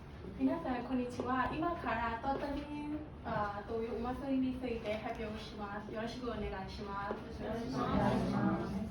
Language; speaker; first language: Japanese; non-native, learner; Burmese